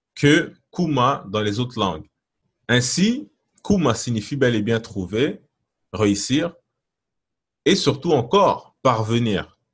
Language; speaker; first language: French; non-native, local second language; Lingala